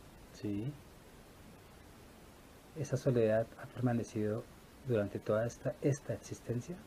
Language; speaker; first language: Spanish; native; Spanish